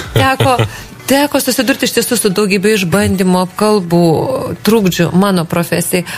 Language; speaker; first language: Lithuanian; native; Lithuanian